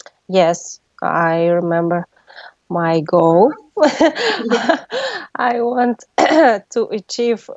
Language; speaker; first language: English; non-native, learner; Russian